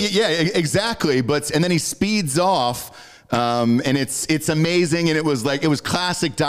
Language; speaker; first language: English; native; English